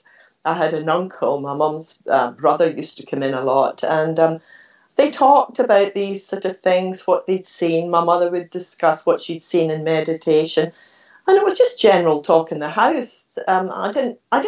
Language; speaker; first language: English; native; English